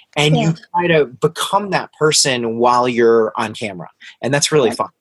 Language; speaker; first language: English; early bilingual, other home language; Hindi